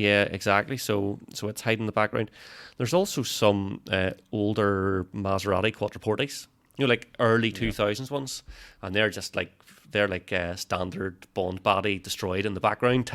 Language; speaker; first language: English; native; English